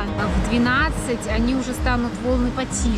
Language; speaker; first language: Russian; native; Russian